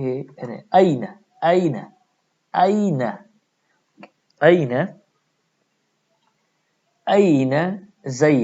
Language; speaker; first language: Arabic; non-native, fluent; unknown